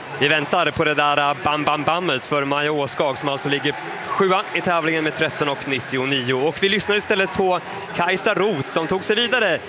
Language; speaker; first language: Swedish; native; Swedish